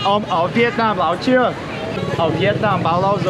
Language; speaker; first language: Vietnamese; non-native, learner; Russian